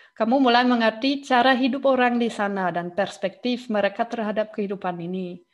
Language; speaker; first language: Indonesian; non-native, fluent; German